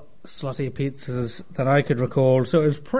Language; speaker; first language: English; native; English